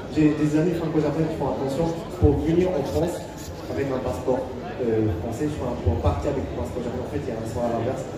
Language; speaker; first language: French; non-native, fluent; Japanese